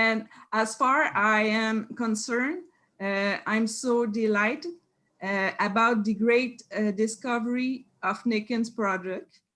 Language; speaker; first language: English; non-native, learner; French